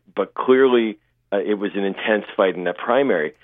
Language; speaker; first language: English; native; English